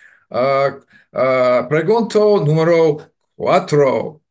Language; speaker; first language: Spanish; non-native, learner; English